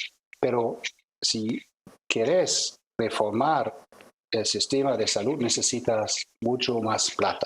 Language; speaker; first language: Spanish; non-native, fluent; German